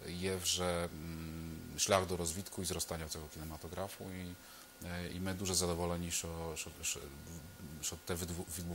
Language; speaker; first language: Ukrainian; non-native, fluent; Polish